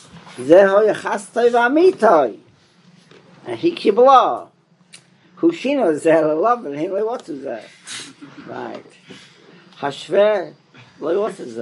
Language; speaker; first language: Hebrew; non-native, fluent; English